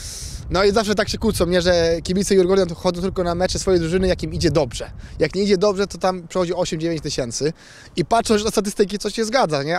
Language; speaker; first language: Polish; native; Polish